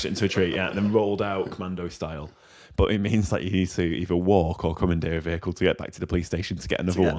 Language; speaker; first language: English; native; English